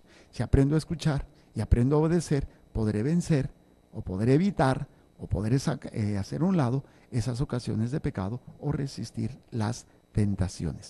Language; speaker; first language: Spanish; native; Spanish